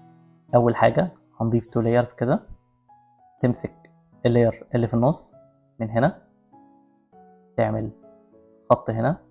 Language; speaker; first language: Arabic; native; Arabic